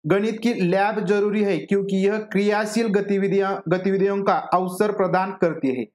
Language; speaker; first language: Hindi; non-native, local second language; Marathi